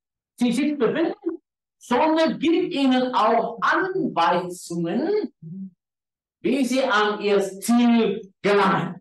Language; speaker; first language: German; non-native, learner; Afrikaans